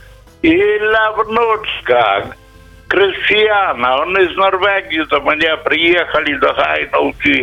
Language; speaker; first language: Polish; non-native, local second language; Ukrainian